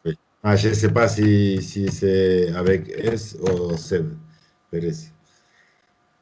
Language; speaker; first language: French; non-native, learner; Spanish